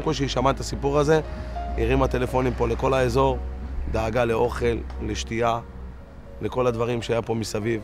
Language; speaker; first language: Hebrew; native; Hebrew